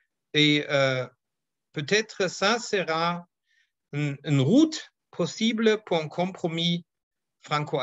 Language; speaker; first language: French; non-native, fluent; German